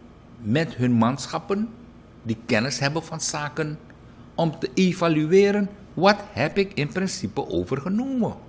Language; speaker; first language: Dutch; native; Dutch